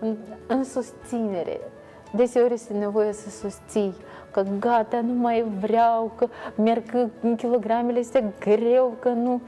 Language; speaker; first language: Romanian; native; Romanian